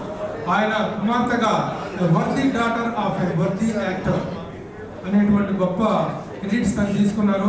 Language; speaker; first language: Telugu; native; Telugu